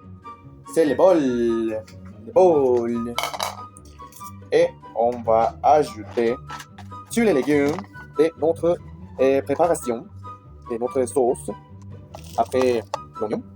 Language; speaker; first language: French; non-native, learner; Spanish